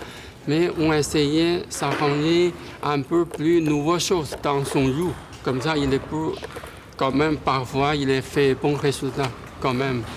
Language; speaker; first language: French; non-native, learner; Chinese